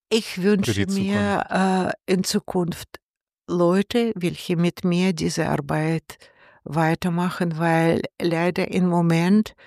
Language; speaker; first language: German; non-native, learner; Russian